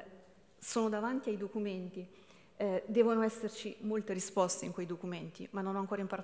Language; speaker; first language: Italian; native; Italian